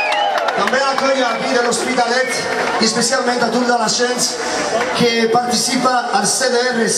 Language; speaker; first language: Catalan; non-native, local second language; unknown